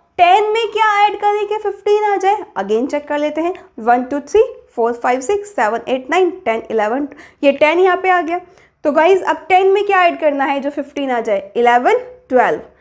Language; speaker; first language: Hindi; native; Hindi